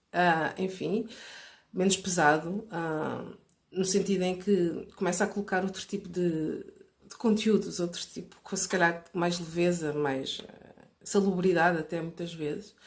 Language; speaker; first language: Portuguese; native; Portuguese